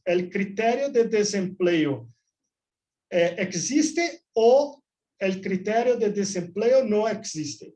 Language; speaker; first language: Spanish; non-native, fluent; Portuguese